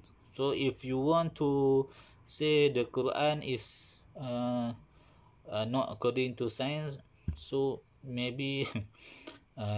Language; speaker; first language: English; non-native, learner; Malay